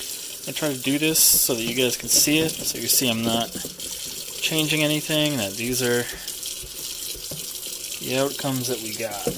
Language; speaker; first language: English; native; English